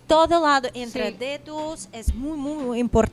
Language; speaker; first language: Spanish; non-native, learner; Portuguese